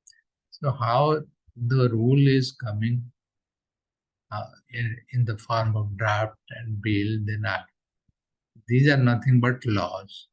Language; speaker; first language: English; non-native, local second language; Odia